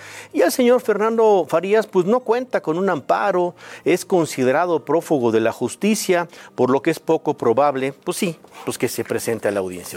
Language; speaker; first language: Spanish; native; Spanish